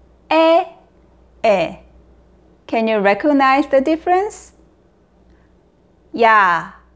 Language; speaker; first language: English; non-native, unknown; Korean